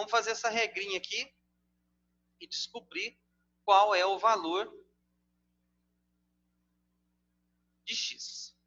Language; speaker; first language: Portuguese; native; Portuguese